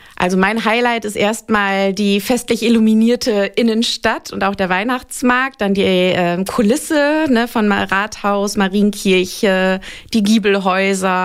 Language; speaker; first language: German; native; German